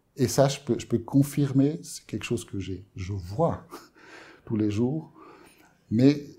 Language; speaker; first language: French; native; French